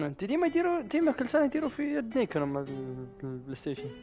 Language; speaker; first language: Arabic; native; Arabic